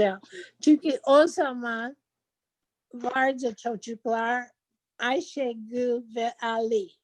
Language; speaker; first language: Turkish; non-native, learner; English